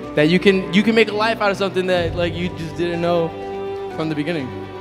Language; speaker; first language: English; early bilingual, other home language; Spanish